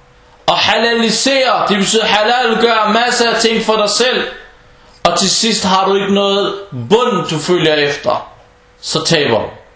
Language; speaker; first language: Danish; early bilingual, other home language; Arabic